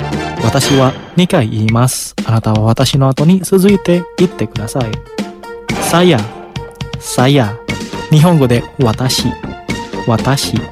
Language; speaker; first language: Japanese; non-native, fluent; Indonesian